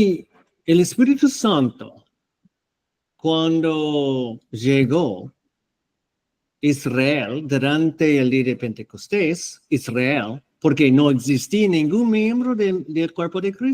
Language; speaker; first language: Spanish; non-native, fluent; English